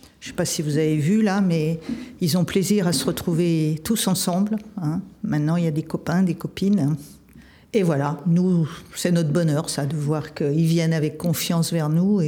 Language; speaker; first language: French; native; French